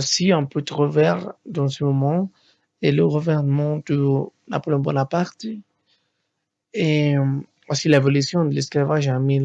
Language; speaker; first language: French; non-native, learner; Spanish